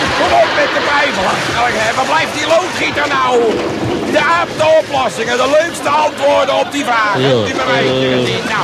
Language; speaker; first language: Dutch; native; Dutch